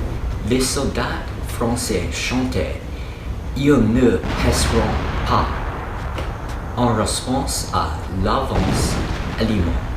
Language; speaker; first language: French; non-native, learner; English